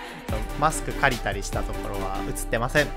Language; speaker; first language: Japanese; native; Japanese